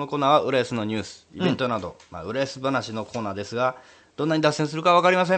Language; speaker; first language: Japanese; native; Japanese